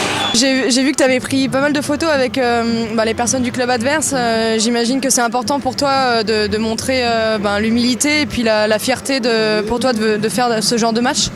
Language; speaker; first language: French; native; French